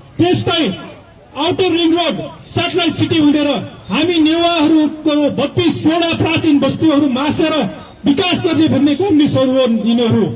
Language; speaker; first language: Nepali; non-native, local second language; Newari